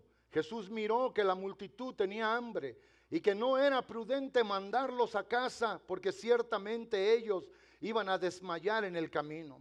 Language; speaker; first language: Spanish; native; Spanish